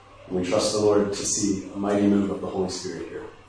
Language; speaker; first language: English; native; English